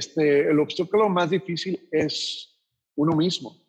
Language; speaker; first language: Spanish; native; Spanish